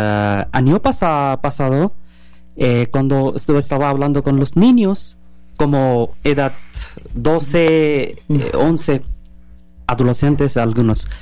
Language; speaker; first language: Spanish; non-native, learner; Bangla